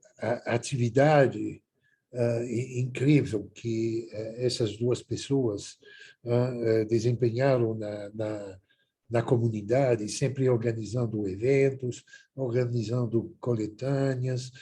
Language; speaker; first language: Portuguese; non-native, fluent; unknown